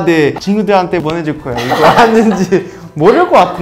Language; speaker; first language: Korean; non-native, learner; Portuguese